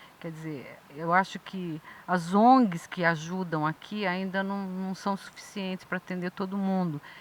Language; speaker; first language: Portuguese; native; Portuguese